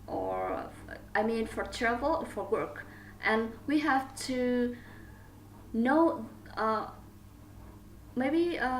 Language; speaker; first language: English; non-native, learner; Vietnamese